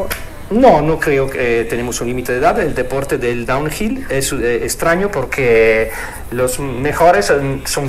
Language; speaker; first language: Spanish; non-native, fluent; Italian